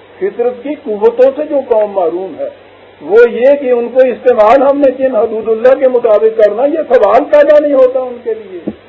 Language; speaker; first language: Urdu; non-native, local second language; Punjabi